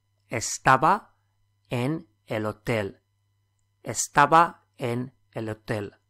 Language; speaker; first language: Spanish; non-native, fluent; English